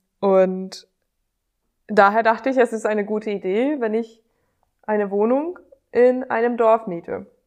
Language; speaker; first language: German; non-native, fluent; Hungarian